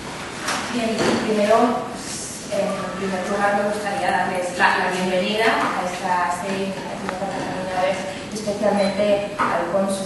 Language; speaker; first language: Spanish; native; Spanish